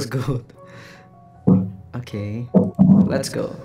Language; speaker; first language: English; non-native, learner; Indonesian